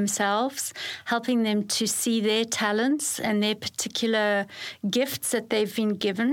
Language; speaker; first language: English; native; English